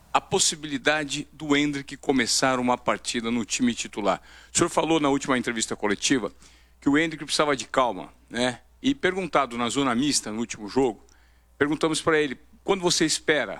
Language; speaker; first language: Portuguese; native; Portuguese